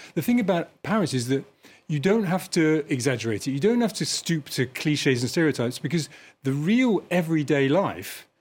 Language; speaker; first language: English; native; English